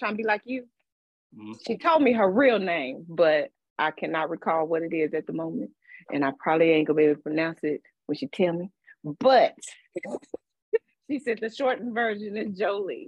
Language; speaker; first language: English; native; English